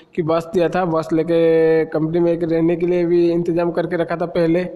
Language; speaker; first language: Hindi; non-native, local second language; Odia